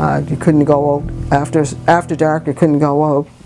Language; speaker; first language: English; native; English